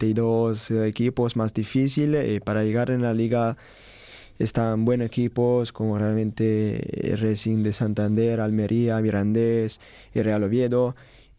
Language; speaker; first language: Spanish; non-native, learner; Italian